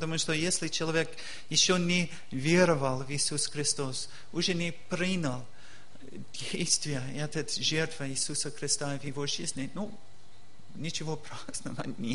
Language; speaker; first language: Russian; non-native, learner; English